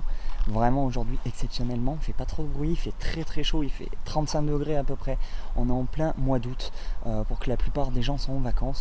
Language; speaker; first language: French; native; French